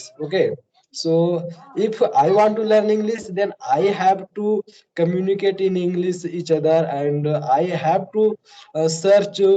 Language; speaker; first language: English; non-native, learner; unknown